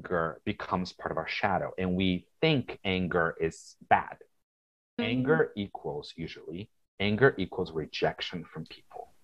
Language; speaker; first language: English; non-native, fluent; Portuguese